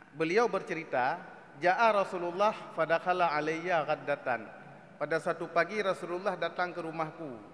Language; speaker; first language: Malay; non-native, local second language; Achinese